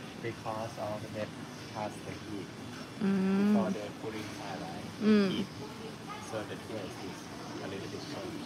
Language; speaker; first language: English; non-native, learner; Thai